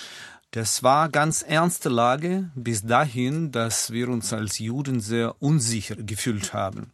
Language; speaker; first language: German; non-native, fluent; Russian